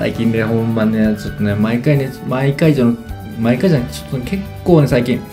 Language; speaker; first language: Japanese; native; Japanese